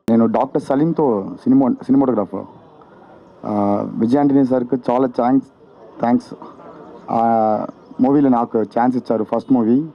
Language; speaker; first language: Telugu; non-native, learner; Tamil